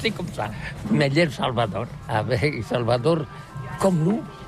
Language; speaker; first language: French; non-native, learner; Catalan